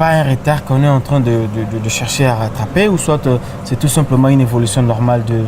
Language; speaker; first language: French; non-native, local second language; Lingala